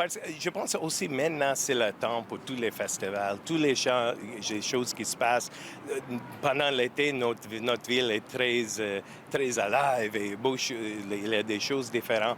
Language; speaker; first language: French; non-native, learner; English